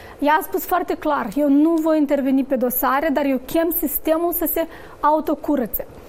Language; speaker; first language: Romanian; native; Romanian